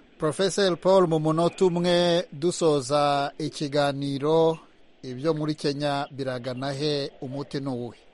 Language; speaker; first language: Kinyarwanda; native; Kinyarwanda